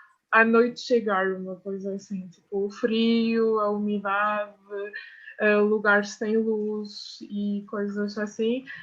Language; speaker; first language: Portuguese; non-native, fluent; French